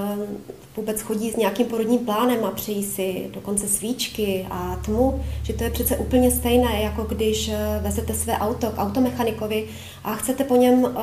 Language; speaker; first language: Czech; native; Czech